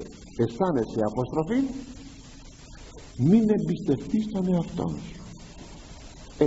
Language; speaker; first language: Greek; native; Greek